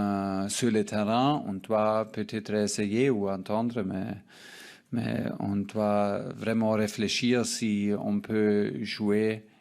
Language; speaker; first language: French; non-native, fluent; German